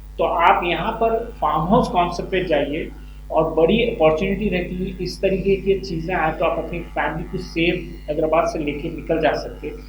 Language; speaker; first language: Hindi; non-native, local second language; Urdu